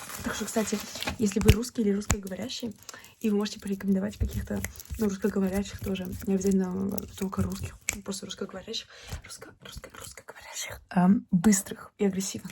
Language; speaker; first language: Russian; early bilingual, heritage; Russian